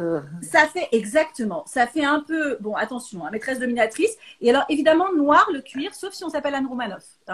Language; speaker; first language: French; native; French